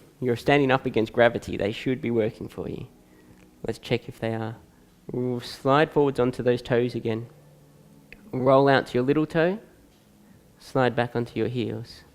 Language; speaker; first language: English; native; English